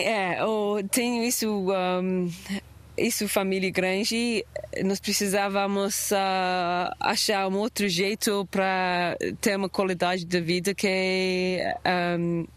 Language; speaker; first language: Portuguese; non-native, learner; English